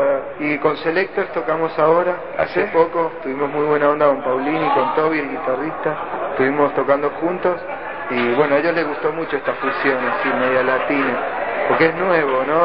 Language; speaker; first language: Spanish; native; Spanish